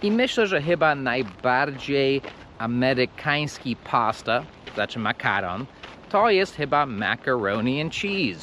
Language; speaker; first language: Polish; early bilingual, heritage; Polish